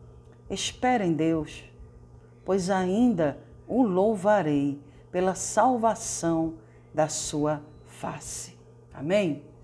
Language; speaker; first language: Portuguese; native; Portuguese